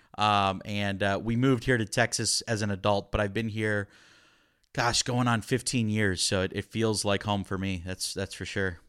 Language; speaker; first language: English; early bilingual, other home language; Spanish